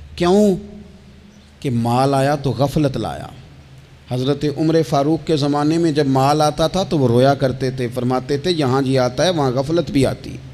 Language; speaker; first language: Urdu; non-native, local second language; Punjabi